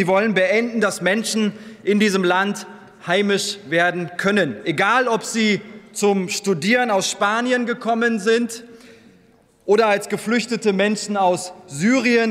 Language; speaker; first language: German; early bilingual, other home language; Turkish